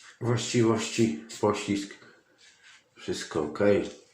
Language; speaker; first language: Polish; native; Polish